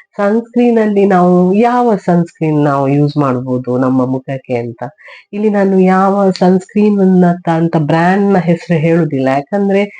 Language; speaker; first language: Kannada; non-native, local second language; Tulu